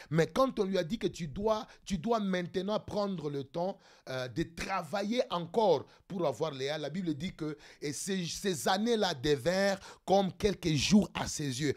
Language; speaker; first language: French; non-native, local second language; Lingala